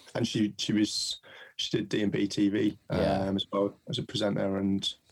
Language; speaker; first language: English; native; English